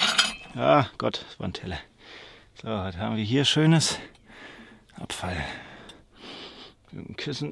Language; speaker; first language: German; native; German